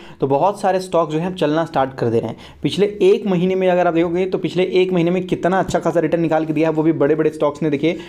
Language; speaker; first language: Hindi; native; Hindi